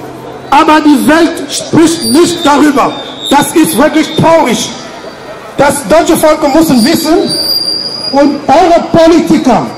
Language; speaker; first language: German; non-native, fluent; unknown